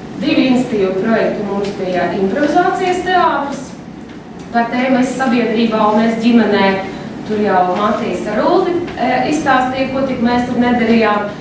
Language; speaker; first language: Latvian; native; Latvian